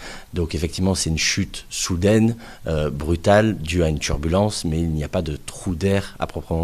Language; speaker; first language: French; native; French